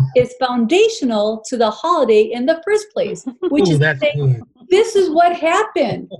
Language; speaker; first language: English; early bilingual, other home language; Spanish